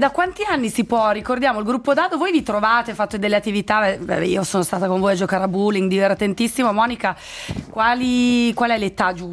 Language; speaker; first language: Italian; native; Italian